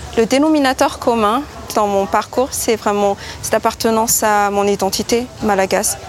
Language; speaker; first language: French; non-native, local second language; Malagasy